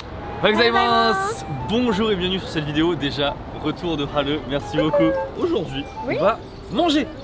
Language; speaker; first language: French; native; French